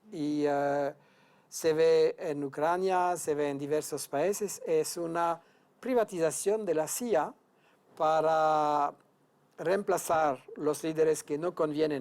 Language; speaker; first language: Spanish; non-native, fluent; French